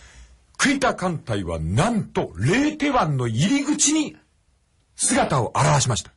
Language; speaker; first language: Japanese; native; Japanese